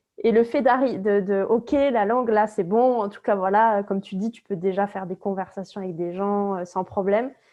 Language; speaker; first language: French; native; French